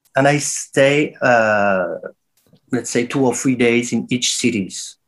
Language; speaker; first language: English; non-native, fluent; French